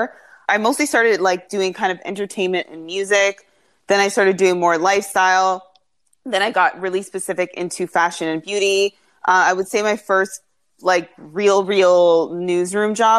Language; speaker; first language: English; native; English